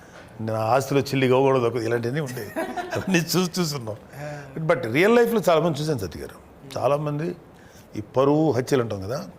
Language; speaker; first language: Telugu; native; Telugu